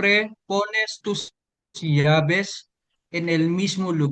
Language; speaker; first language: Spanish; non-native, learner; Filipino